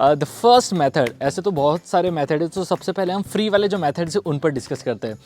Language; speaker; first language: Hindi; native; Hindi